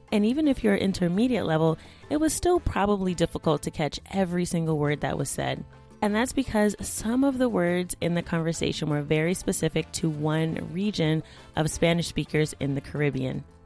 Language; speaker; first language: English; native; English